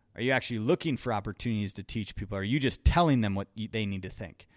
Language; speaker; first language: English; native; English